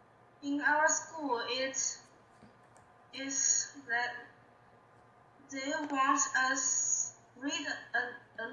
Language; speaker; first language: English; non-native, learner; Chinese